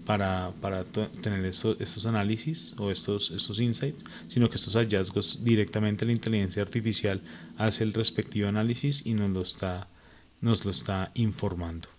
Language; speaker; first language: Spanish; native; Spanish